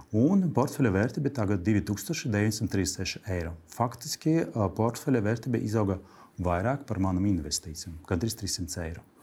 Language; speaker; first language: Latvian; non-native, local second language; Russian